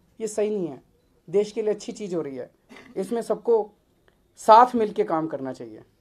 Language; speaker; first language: Hindi; native; Hindi